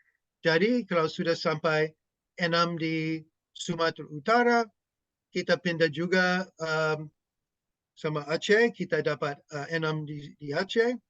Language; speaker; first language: Indonesian; non-native, fluent; English